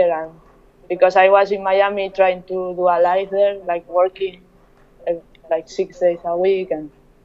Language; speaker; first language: English; non-native, fluent; Spanish